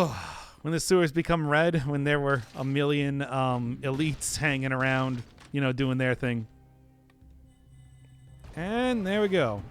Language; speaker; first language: English; native; English